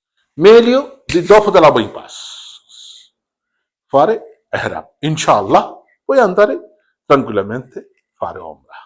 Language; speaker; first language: Italian; non-native, learner; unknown